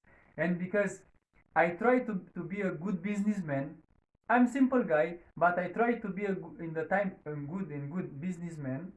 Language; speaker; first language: English; non-native, learner; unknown